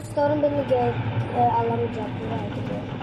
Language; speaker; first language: Turkish; early bilingual, heritage; Turkish